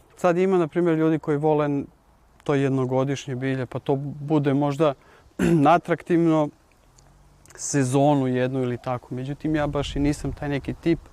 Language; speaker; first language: Bosnian; non-native, local second language; Ukrainian